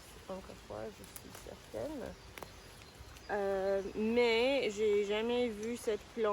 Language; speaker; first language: French; non-native, learner; English